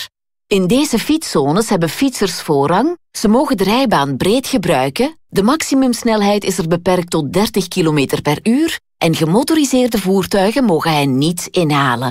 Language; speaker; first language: Dutch; native; Dutch